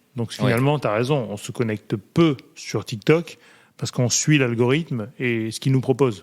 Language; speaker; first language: French; native; French